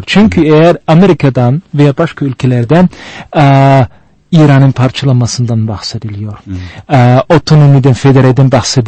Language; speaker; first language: Turkish; non-native, fluent; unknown